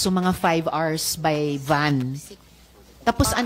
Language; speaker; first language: Filipino; native; Filipino